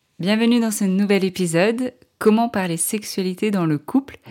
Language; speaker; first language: French; native; French